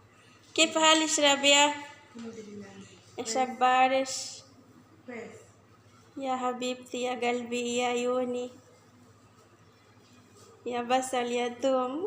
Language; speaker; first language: Arabic; non-native, learner; Bangla